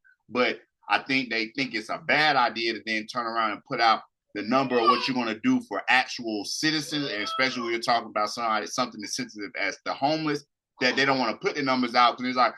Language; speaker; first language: English; native; English